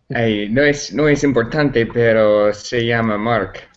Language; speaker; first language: Spanish; non-native, learner; English